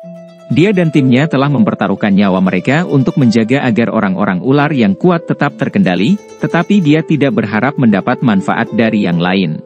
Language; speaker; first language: Indonesian; native; Indonesian